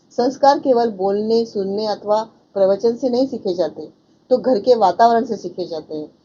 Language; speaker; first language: Hindi; non-native, local second language; Marathi